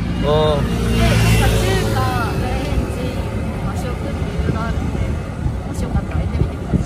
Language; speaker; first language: Japanese; native; Japanese